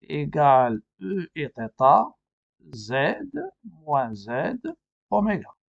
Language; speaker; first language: French; non-native, local second language; Arabic